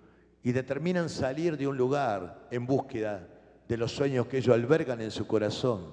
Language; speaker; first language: Spanish; native; Spanish